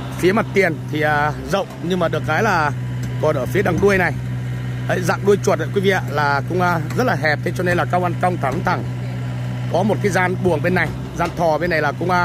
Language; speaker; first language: Vietnamese; non-native, local second language; Hmong